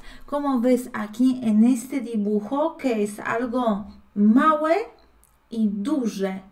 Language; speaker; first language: Spanish; non-native, fluent; Polish